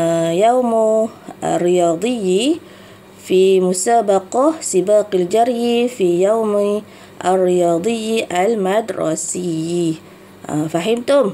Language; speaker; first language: Arabic; non-native, fluent; Malay